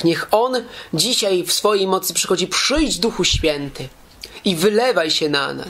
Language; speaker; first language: Polish; native; Polish